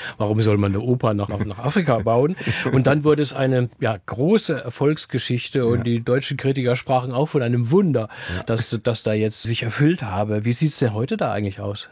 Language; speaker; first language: German; native; German